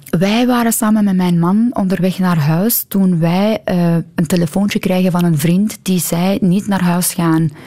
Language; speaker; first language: Dutch; non-native, fluent; Persian